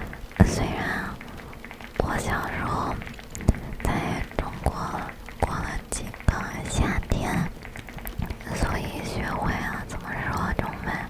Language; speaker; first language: Chinese; early bilingual, heritage; English